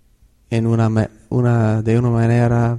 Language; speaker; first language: Spanish; non-native, fluent; English